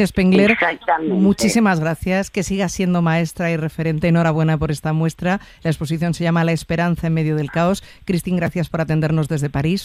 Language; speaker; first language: Spanish; native; Spanish